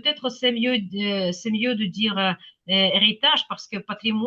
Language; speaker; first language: French; non-native, fluent; Ukrainian